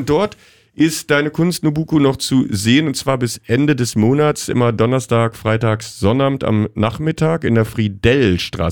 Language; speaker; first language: German; native; German